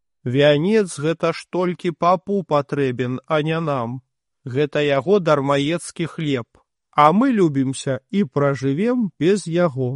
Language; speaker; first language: Belarusian; native; Belarusian